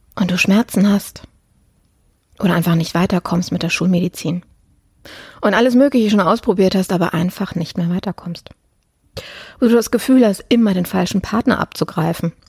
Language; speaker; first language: German; early bilingual, other home language; Polish